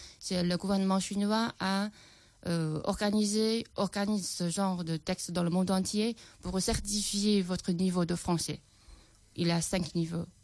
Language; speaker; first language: French; non-native, fluent; Chinese